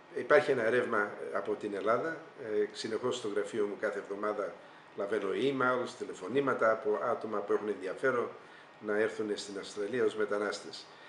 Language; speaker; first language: Greek; early bilingual, heritage; Greek